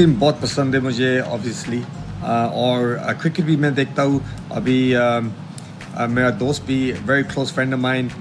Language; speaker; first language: Hindi; early bilingual, heritage; Hindi